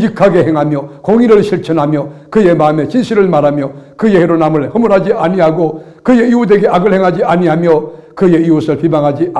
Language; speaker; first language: Korean; native; Korean